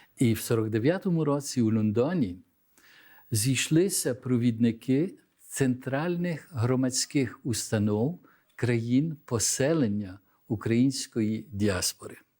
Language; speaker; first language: Ukrainian; early bilingual, heritage; Ukrainian